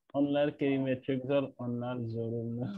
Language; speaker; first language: Turkish; non-native, learner; French